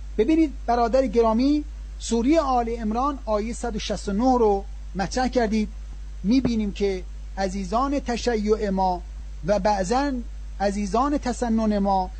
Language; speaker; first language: Persian; native; Persian